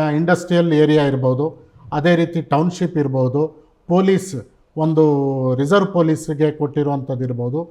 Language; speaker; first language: Kannada; non-native, local second language; Urdu